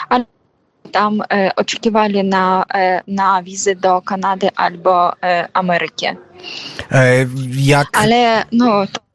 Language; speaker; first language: Polish; non-native, fluent; Ukrainian